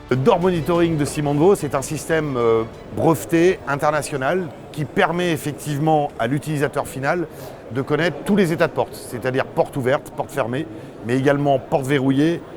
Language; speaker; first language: French; native; French